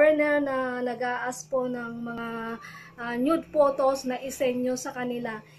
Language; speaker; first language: Filipino; non-native, local second language; Iloko